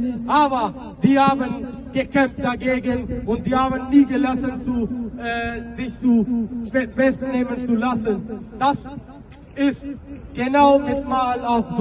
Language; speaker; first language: German; non-native, learner; Baluchi